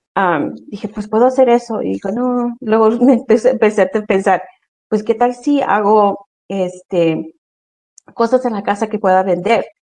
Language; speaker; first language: Spanish; early bilingual, heritage; Spanish